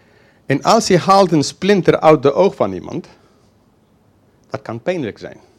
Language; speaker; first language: Dutch; non-native, fluent; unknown